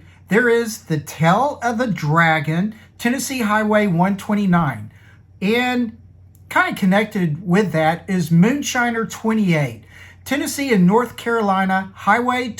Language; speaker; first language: English; native; English